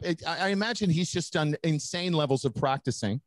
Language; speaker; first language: English; native; English